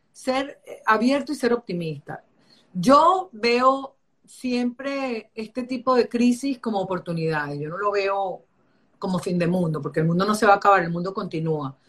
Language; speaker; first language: Spanish; native; Spanish